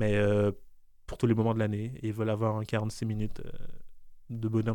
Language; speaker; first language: French; native; French